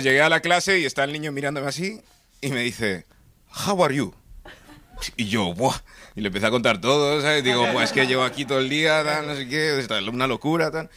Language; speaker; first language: Spanish; early bilingual, other home language; English